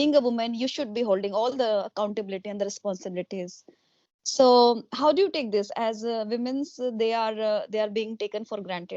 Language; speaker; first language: English; non-native, local second language; Hindi